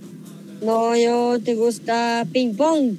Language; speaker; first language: Spanish; non-native, learner; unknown